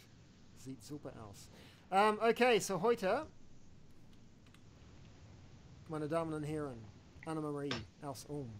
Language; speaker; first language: German; non-native, learner; English